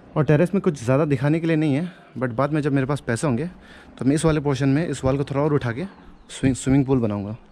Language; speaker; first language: Hindi; non-native, local second language; Adi